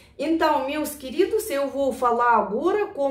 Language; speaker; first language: Portuguese; non-native, fluent; Russian